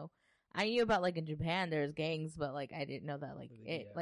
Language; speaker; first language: English; early bilingual, other home language; Spanish